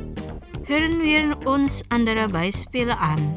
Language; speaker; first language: German; non-native, fluent; Indonesian